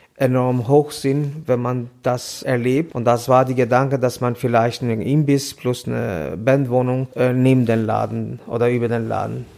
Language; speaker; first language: German; non-native, fluent; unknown